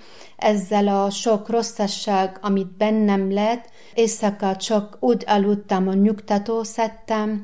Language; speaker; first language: Hungarian; non-native, learner; Arabic